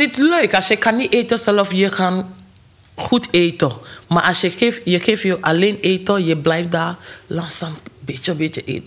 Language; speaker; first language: Dutch; non-native, learner; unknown